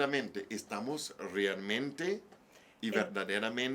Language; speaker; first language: Spanish; non-native, learner; English